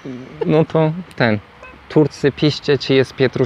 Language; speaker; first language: Polish; non-native, fluent; Turkish